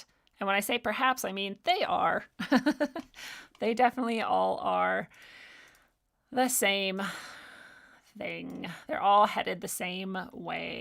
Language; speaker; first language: English; native; English